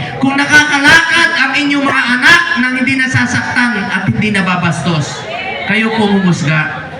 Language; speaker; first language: Filipino; non-native, local second language; Cebuano